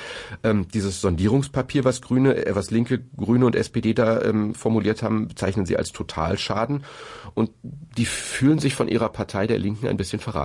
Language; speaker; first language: German; native; German